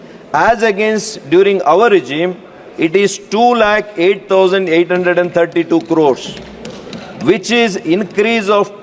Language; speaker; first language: English; non-native, local second language; Kannada